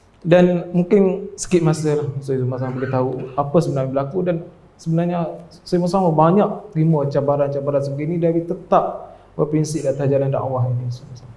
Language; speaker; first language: Malay; native; Malay